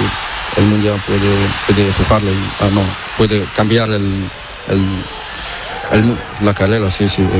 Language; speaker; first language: Spanish; non-native, learner; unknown